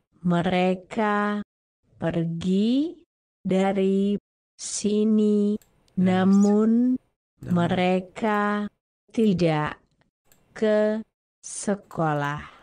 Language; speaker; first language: Indonesian; non-native, learner; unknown